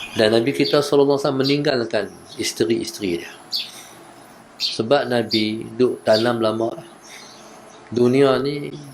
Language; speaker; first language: Malay; native; Malay